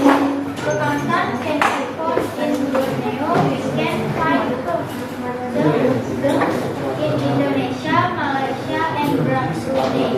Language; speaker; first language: English; non-native, fluent; Indonesian